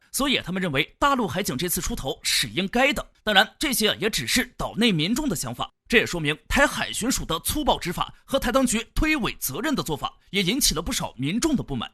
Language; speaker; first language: Chinese; native; Chinese